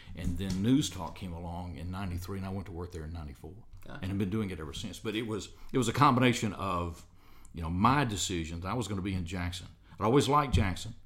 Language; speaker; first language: English; native; English